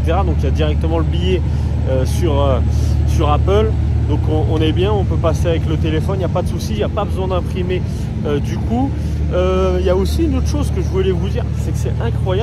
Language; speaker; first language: French; native; French